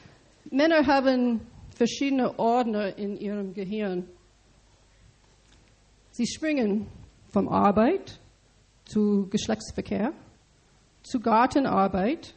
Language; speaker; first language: German; non-native, learner; English